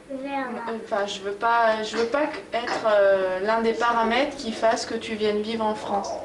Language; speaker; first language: French; native; French